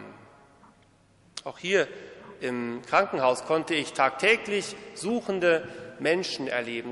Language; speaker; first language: German; native; German